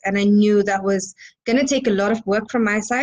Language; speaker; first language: English; native; English